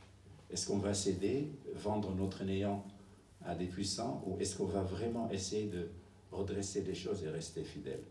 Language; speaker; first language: French; non-native, fluent; Arabic